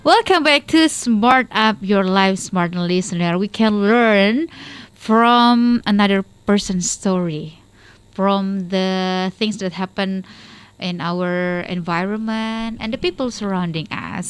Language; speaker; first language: English; non-native, fluent; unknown